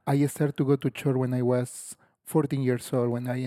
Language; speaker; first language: English; non-native, learner; Spanish